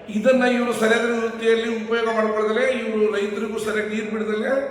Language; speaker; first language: Kannada; non-native, local second language; Lambadi